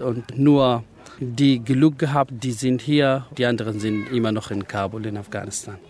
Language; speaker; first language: German; non-native, learner; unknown